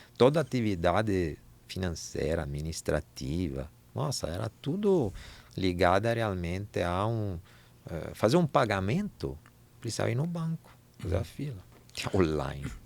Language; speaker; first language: Portuguese; non-native, fluent; Italian